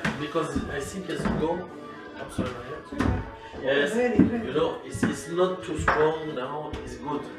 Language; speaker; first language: English; non-native, learner; French